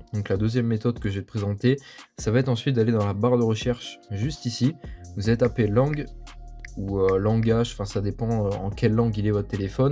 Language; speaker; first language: French; native; French